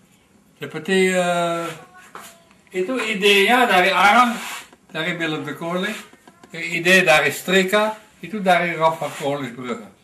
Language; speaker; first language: Indonesian; non-native, learner; Dutch